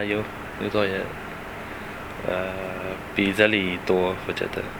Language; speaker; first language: Chinese; non-native, learner; English